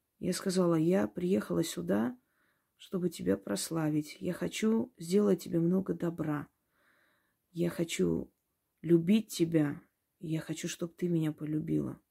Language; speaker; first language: Russian; non-native, local second language; Armenian